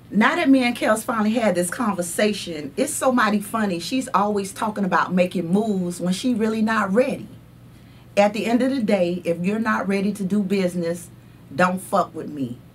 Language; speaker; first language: English; native; English